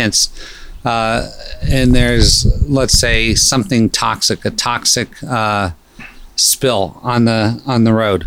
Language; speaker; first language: English; native; English